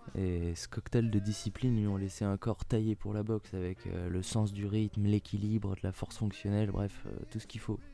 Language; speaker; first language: French; native; French